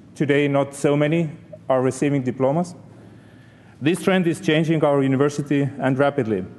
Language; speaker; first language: English; non-native, fluent; Estonian